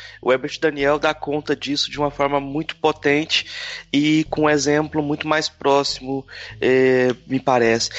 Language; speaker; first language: Portuguese; native; Portuguese